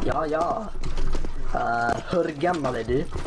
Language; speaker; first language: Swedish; non-native, learner; English